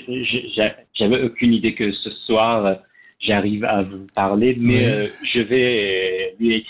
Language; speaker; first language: French; non-native, fluent; Persian